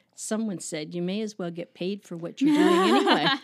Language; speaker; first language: English; native; English